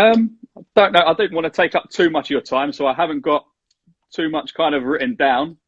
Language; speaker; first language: English; native; English